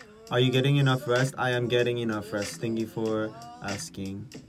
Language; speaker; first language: English; early bilingual, other home language; Korean